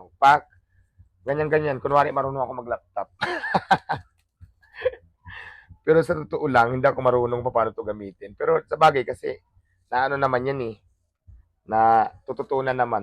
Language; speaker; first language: Filipino; non-native, local second language; Hiligaynon